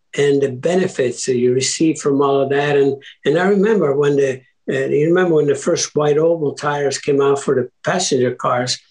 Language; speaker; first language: English; early bilingual, other home language; Italian